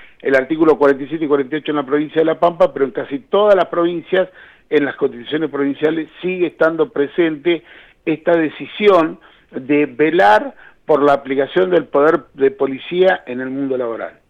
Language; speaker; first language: Spanish; native; Spanish